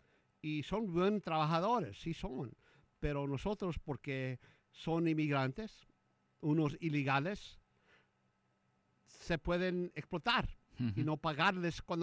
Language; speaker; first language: Spanish; early bilingual, heritage; Spanish